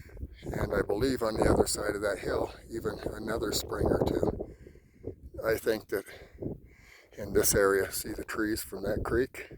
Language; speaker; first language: English; native; English